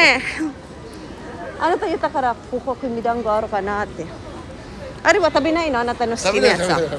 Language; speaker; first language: Japanese; non-native, learner; Filipino